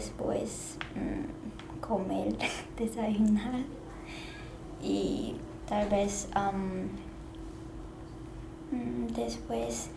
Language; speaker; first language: Spanish; non-native, learner; Chinese